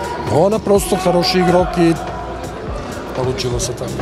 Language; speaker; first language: Russian; non-native, fluent; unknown